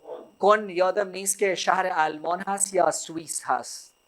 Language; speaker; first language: Persian; non-native, fluent; Urdu